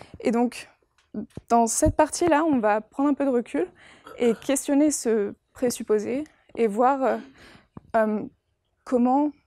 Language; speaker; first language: French; native; French